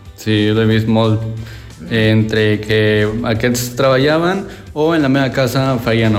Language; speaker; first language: Catalan; non-native, learner; Spanish